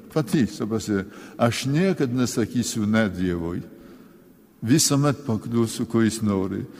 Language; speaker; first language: Lithuanian; early bilingual, heritage; Lithuanian